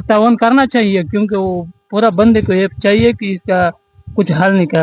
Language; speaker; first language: Hindi; non-native, local second language; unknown